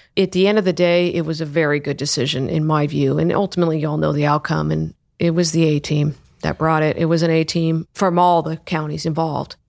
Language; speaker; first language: English; native; English